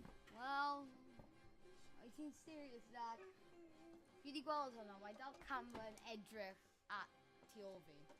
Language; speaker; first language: Welsh; non-native, local second language; English